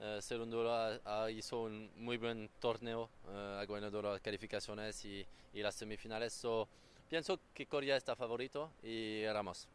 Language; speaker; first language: Spanish; non-native, learner; French